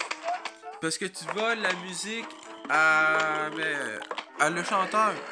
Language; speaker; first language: French; native; French